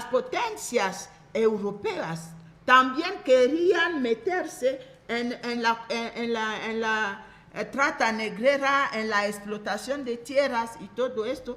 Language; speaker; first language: Spanish; non-native, fluent; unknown